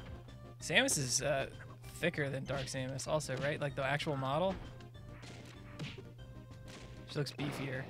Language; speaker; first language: English; native; English